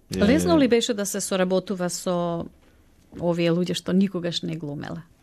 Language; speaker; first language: Macedonian; native; Macedonian